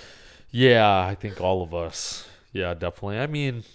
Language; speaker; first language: English; native; English